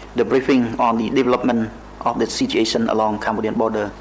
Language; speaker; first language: English; non-native, fluent; Khmer